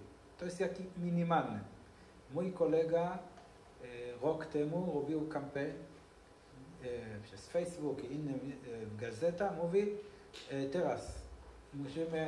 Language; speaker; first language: Polish; non-native, learner; Hebrew